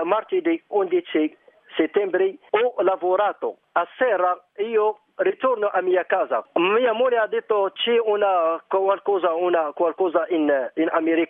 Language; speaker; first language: Italian; non-native, learner; Arabic